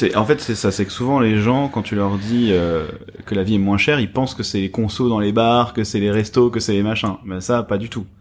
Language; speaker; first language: French; native; French